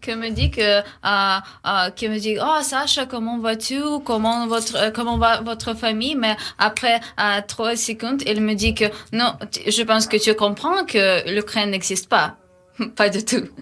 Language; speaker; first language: French; non-native, learner; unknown